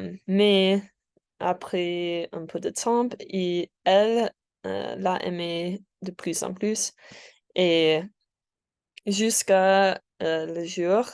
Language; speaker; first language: French; non-native, learner; English